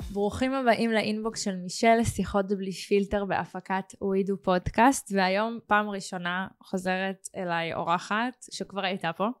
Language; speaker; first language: Hebrew; native; Hebrew